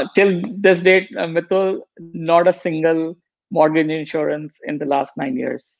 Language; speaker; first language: English; non-native, local second language; Gujarati